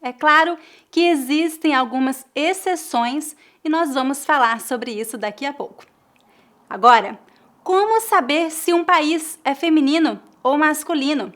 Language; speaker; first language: Portuguese; native; Portuguese